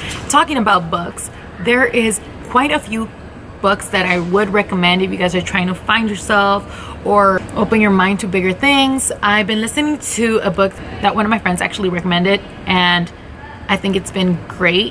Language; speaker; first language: English; early bilingual, other home language; Spanish